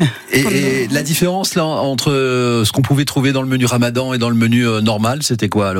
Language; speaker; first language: French; native; French